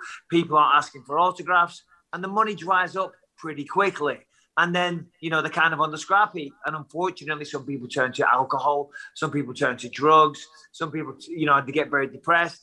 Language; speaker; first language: English; native; English